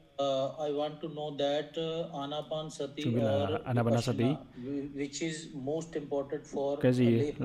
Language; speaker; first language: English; non-native, learner; Vietnamese